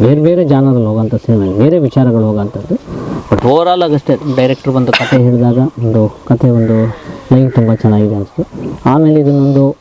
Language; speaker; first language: Kannada; native; Kannada